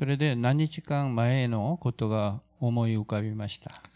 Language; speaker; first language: Japanese; non-native, fluent; Korean